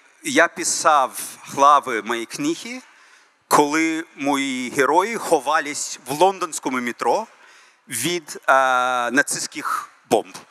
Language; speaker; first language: Ukrainian; early bilingual, heritage; Ukrainian